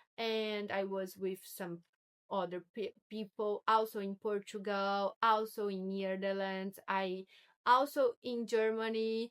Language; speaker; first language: English; non-native, learner; Portuguese